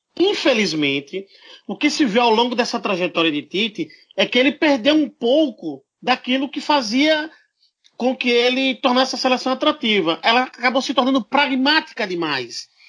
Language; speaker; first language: Portuguese; native; Portuguese